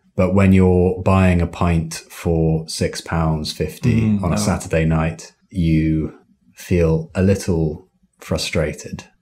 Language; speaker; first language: English; native; English